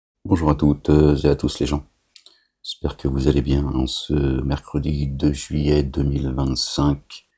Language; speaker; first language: French; native; French